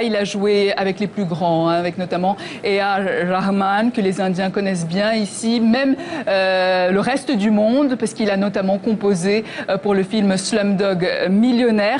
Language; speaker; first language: French; native; French